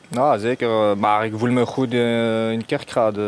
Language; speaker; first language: Dutch; non-native, fluent; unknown